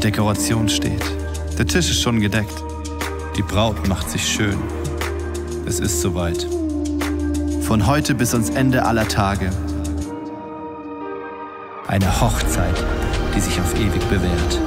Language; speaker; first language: German; native; German